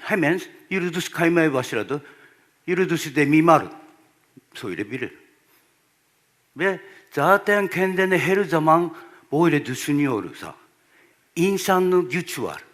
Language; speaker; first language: Turkish; non-native, learner; Japanese